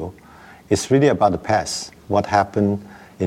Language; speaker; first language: English; non-native, local second language; Wu Chinese